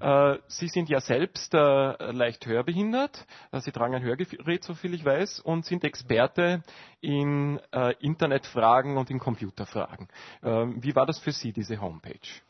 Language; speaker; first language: German; native; German